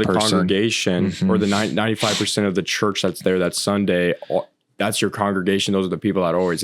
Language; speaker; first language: English; native; English